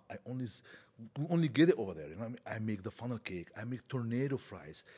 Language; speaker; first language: English; non-native, fluent; Arabic